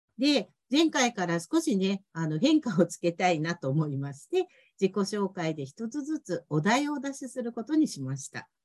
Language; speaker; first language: Japanese; native; Japanese